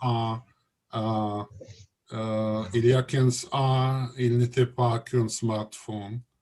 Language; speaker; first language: French; non-native, learner; Russian